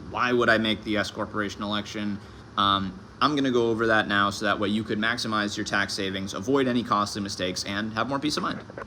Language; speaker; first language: English; native; English